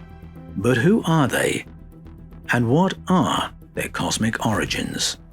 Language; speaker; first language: English; native; English